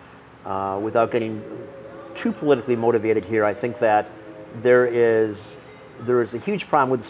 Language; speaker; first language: English; native; English